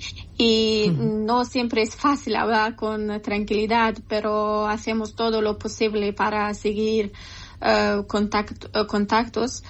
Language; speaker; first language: Spanish; non-native, learner; Persian